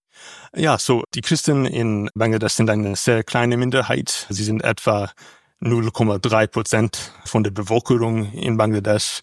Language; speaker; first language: German; non-native, learner; English